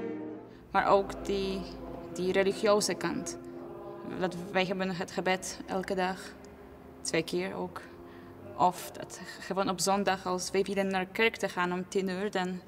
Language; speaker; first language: Dutch; non-native, learner; Polish